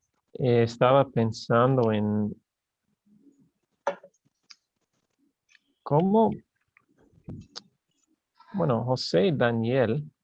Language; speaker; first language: Spanish; non-native, learner; English